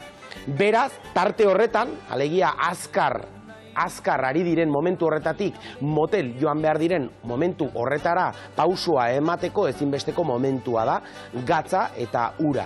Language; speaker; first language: Basque; native; Basque